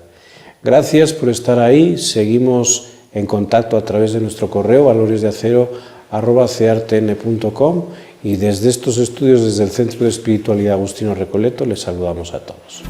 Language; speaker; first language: Spanish; native; Spanish